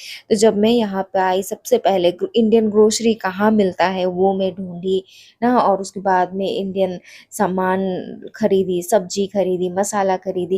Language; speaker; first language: Hindi; non-native, local second language; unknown